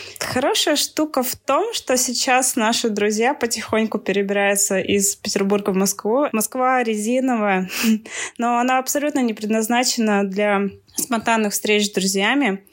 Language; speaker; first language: Russian; native; Russian